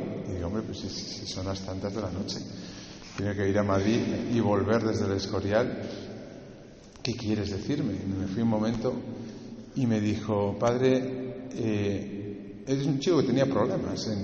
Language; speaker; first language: Spanish; native; Spanish